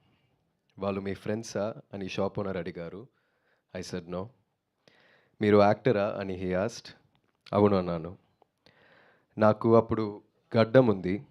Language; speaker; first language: Telugu; non-native, learner; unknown